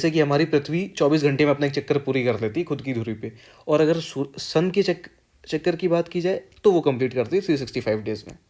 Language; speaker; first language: Hindi; native; Hindi